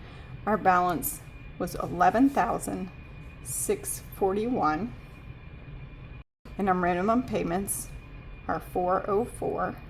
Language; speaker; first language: English; native; English